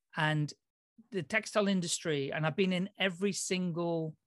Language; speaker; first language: English; early bilingual, other home language; Dutch